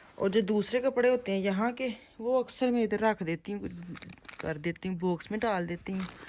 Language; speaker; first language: Urdu; non-native, local second language; Punjabi